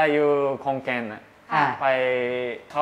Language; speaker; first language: Thai; non-native, learner; Japanese